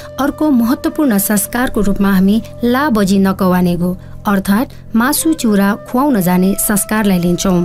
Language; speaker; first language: Nepali; non-native, local second language; Newari